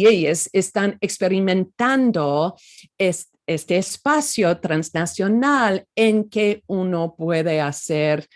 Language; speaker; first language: Spanish; non-native, fluent; English